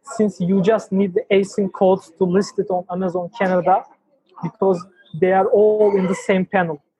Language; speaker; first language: English; non-native, fluent; Turkish